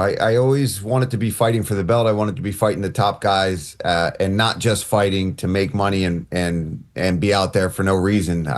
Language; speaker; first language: English; native; English